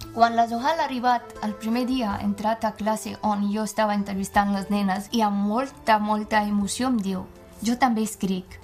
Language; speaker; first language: Catalan; non-native, fluent; Persian